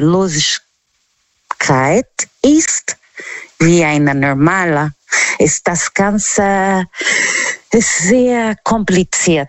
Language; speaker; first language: German; non-native, learner; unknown